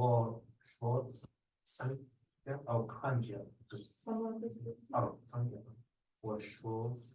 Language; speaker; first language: Chinese; non-native, learner; English